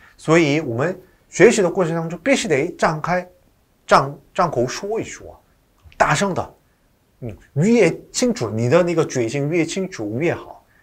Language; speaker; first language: Chinese; non-native, fluent; Korean